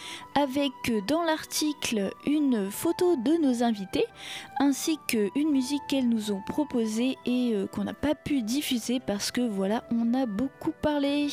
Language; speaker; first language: French; native; French